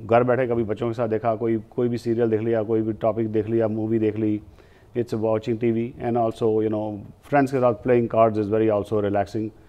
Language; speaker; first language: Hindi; native; Hindi